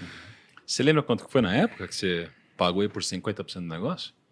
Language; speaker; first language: Portuguese; native; Portuguese